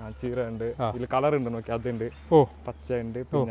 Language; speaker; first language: Malayalam; non-native, local second language; Kannada